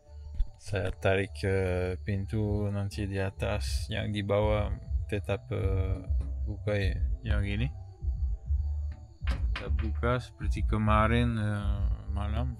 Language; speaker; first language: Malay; non-native, learner; French